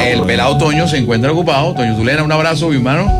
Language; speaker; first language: Spanish; native; Spanish